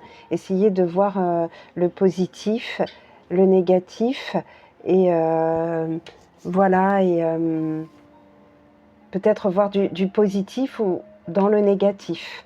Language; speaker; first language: French; native; French